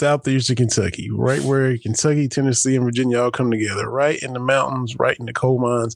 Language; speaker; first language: English; native; English